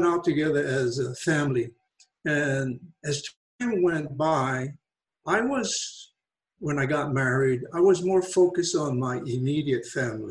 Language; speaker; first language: English; native; English